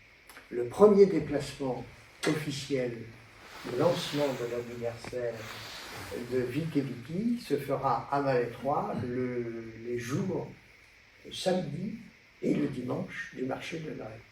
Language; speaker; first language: French; native; French